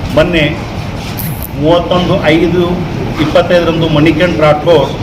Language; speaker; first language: Kannada; non-native, local second language; Urdu